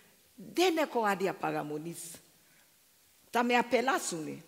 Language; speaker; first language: Greek; non-native, fluent; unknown